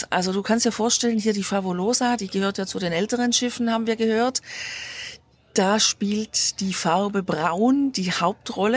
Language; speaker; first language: German; native; German